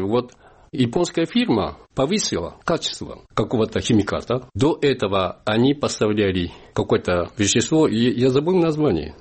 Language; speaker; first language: Russian; non-native, fluent; Japanese